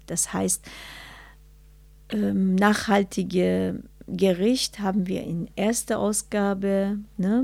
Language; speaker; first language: German; non-native, learner; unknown